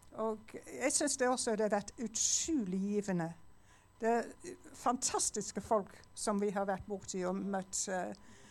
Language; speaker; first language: Norwegian; non-native, fluent; English